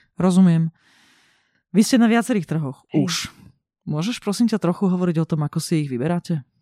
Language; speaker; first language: Slovak; non-native, local second language; Hungarian